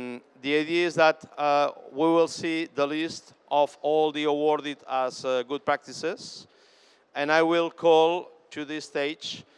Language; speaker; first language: English; non-native, fluent; Catalan